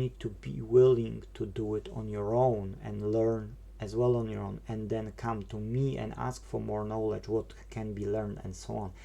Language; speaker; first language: English; non-native, fluent; Polish